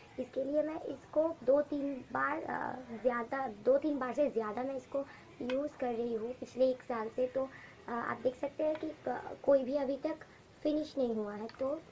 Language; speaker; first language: Hindi; non-native, local second language; Bangla